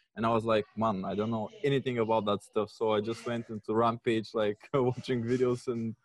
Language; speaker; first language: English; non-native, fluent; Bulgarian